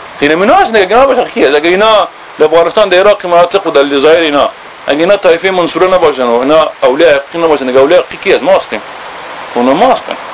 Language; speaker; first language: Persian; native; Persian